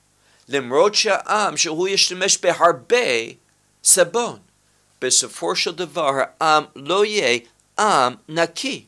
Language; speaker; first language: Hebrew; non-native, fluent; English